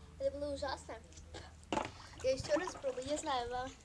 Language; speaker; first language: Russian; non-native, local second language; Ukrainian